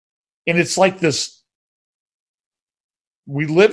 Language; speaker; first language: English; native; English